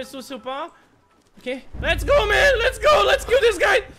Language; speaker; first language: English; non-native, learner; Portuguese